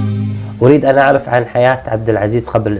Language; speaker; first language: Arabic; native; Arabic